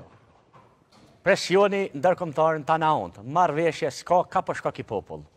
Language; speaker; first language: Albanian; native; Albanian